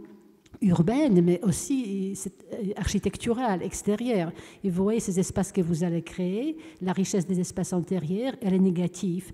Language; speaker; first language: French; non-native, fluent; Polish